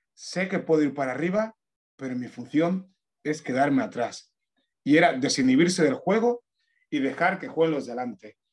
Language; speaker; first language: Spanish; native; Spanish